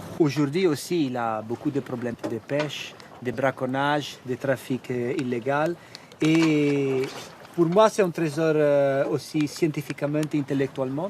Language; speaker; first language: French; non-native, fluent; Italian